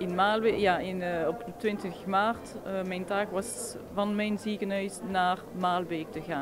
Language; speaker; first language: Dutch; non-native, local second language; French